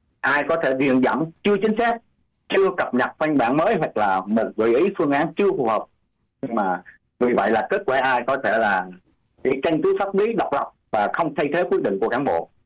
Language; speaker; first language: Vietnamese; native; Vietnamese